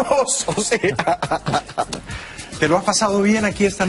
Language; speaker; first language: Spanish; native; Spanish